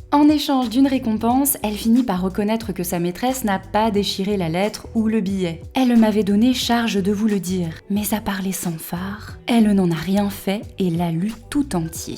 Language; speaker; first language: French; native; French